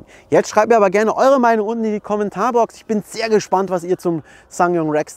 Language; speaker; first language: German; native; German